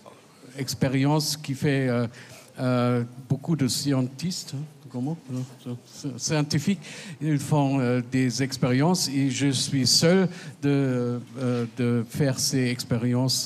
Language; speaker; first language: French; non-native, learner; German